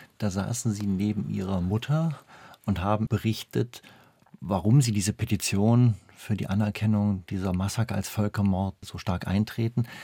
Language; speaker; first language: German; native; German